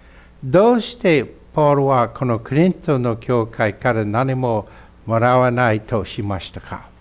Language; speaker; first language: Japanese; non-native, fluent; English